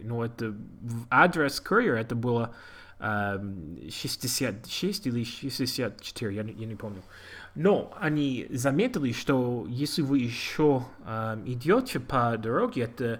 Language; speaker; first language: Russian; non-native, learner; English